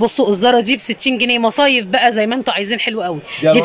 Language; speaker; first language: Arabic; native; Arabic